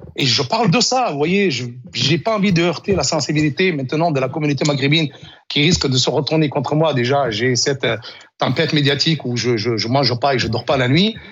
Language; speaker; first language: French; non-native, local second language; Arabic